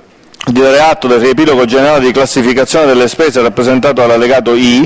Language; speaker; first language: Italian; native; Italian